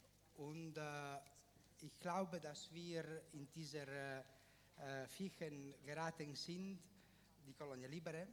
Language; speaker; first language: German; non-native, fluent; Italian